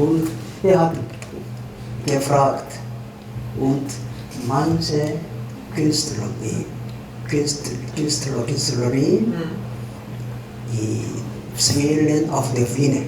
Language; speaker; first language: German; non-native, fluent; Korean